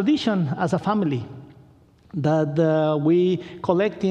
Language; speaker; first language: English; non-native, learner; Spanish